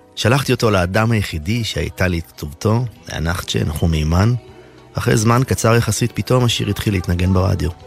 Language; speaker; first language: Hebrew; native; Hebrew